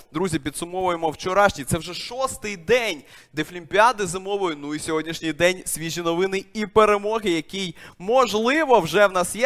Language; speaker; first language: Ukrainian; native; Ukrainian